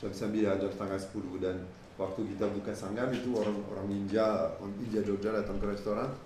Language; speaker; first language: Indonesian; non-native, fluent; French